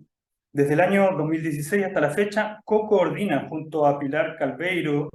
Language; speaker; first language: Spanish; native; Spanish